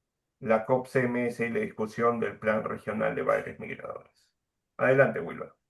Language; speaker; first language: Spanish; native; Spanish